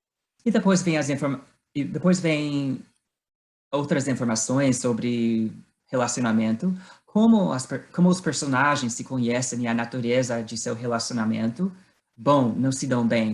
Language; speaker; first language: Portuguese; non-native, fluent; English